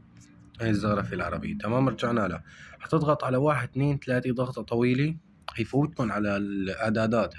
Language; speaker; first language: Arabic; native; Arabic